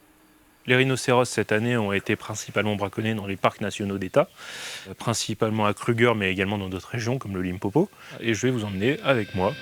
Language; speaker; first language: French; native; French